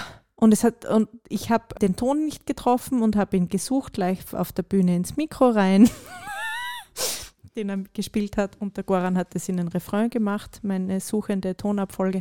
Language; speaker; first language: German; native; German